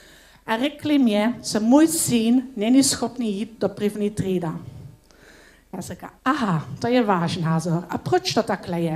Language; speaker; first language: Czech; non-native, learner; Dutch